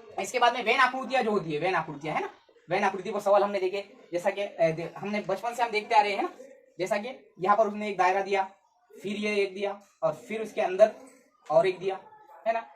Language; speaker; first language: Hindi; native; Hindi